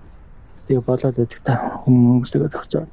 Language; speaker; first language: Mongolian; native; Mongolian